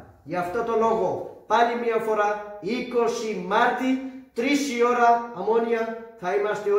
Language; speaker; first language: Greek; non-native, fluent; Urdu